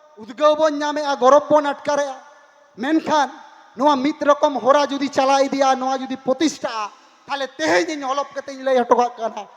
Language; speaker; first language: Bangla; non-native, local second language; Santali